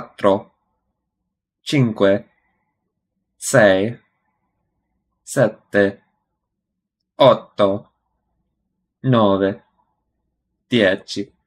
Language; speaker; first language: Italian; non-native, learner; English